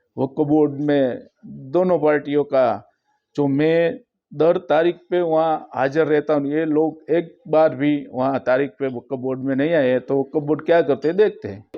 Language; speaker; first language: Hindi; non-native, local second language; Gujarati